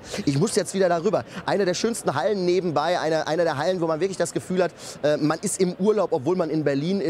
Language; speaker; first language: German; native; German